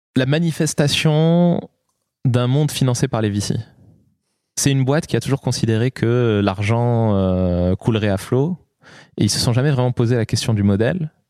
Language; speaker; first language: French; non-native, local second language; Arabic